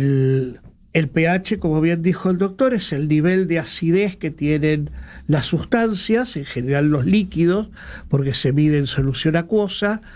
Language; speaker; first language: Spanish; native; Spanish